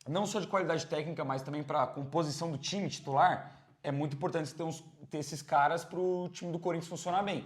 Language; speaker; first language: Portuguese; native; Portuguese